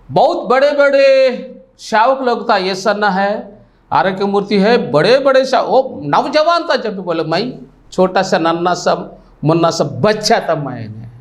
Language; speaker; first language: Hindi; non-native, local second language; Telugu